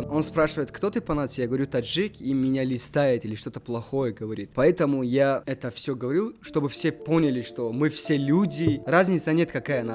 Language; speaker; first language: Russian; non-native, local second language; Tajik